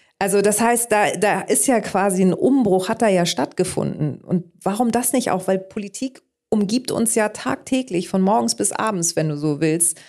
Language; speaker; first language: German; early bilingual, other home language; Greek